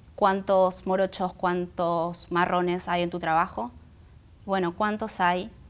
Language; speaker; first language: Spanish; non-native, local second language; Guarani